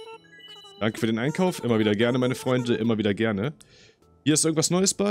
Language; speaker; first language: German; native; German